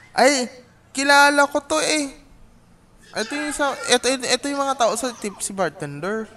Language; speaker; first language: Filipino; non-native, local second language; Cebuano